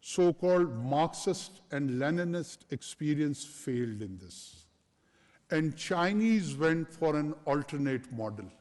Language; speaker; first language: English; non-native, local second language; Urdu